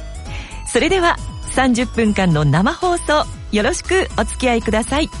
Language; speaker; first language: Japanese; native; Japanese